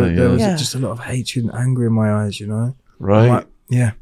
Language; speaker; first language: English; native; English